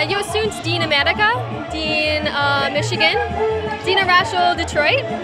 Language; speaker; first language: Romanian; non-native, learner; English